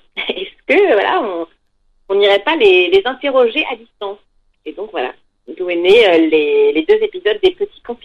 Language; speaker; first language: French; native; French